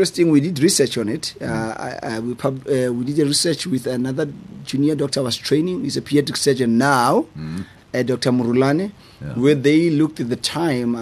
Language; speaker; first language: English; non-native, local second language; Southern Sotho